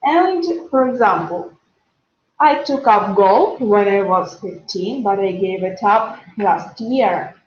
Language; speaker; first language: English; non-native, fluent; Russian